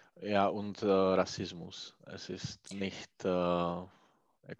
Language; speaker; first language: German; non-native, learner; Czech